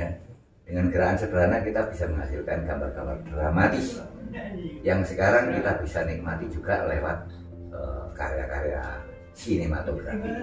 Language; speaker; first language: Indonesian; non-native, local second language; Javanese